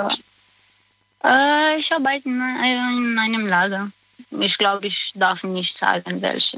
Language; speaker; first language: German; non-native, learner; Romanian